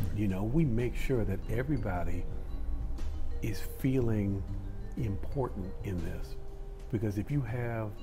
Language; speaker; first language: English; native; English